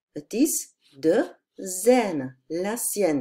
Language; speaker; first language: Dutch; non-native, fluent; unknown